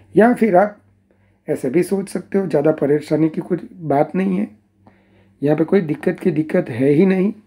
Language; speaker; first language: Hindi; non-native, local second language; Gujarati